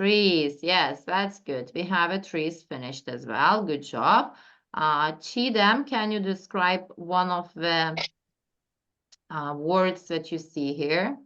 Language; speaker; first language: English; non-native, fluent; Turkish